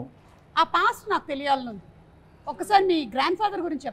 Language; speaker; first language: Telugu; native; Telugu